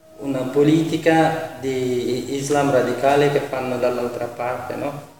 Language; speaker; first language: Italian; non-native, fluent; Persian